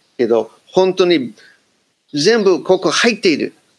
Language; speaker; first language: Japanese; non-native, fluent; English